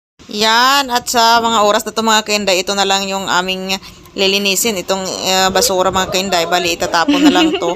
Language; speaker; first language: Filipino; non-native, local second language; Cebuano